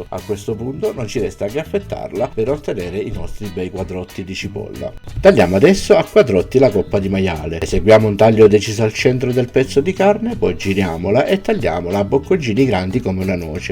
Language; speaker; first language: Italian; native; Italian